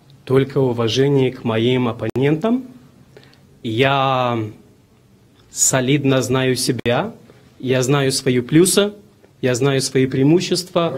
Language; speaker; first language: Russian; non-native, local second language; Romanian